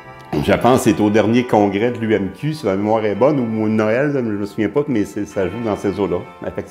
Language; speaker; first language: French; native; French